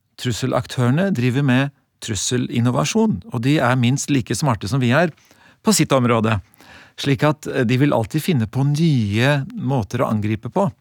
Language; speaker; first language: Norwegian; native; Norwegian